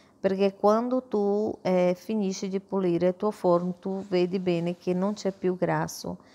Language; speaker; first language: Italian; non-native, fluent; Portuguese